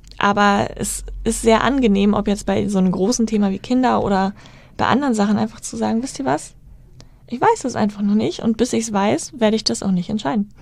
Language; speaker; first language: German; native; German